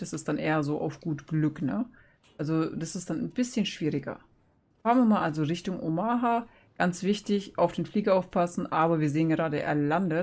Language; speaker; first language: German; native; German